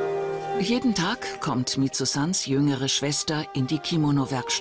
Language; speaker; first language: German; native; German